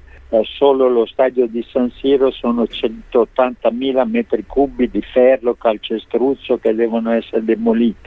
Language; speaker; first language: Italian; native; Italian